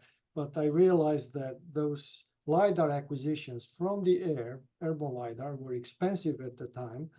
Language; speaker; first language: English; non-native, fluent; Romanian